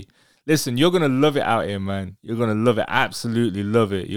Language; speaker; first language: English; native; English